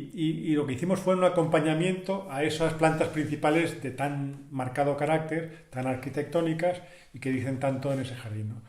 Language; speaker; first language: Spanish; native; Spanish